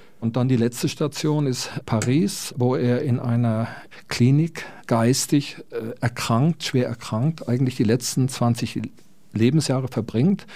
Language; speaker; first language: German; native; German